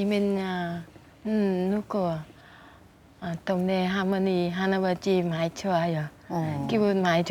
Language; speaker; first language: Korean; non-native, learner; Vietnamese